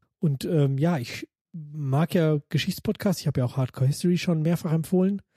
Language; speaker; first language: German; native; German